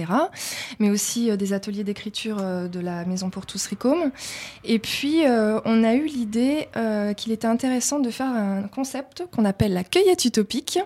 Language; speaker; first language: French; native; French